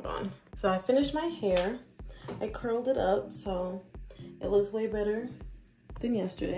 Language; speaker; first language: English; native; English